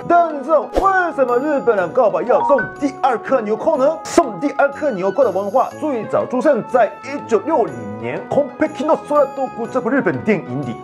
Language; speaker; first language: Chinese; non-native, fluent; Japanese